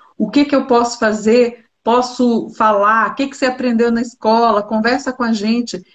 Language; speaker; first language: Portuguese; native; Portuguese